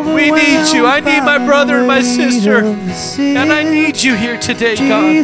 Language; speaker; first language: English; native; English